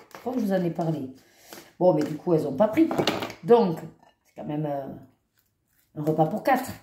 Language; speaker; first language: French; native; French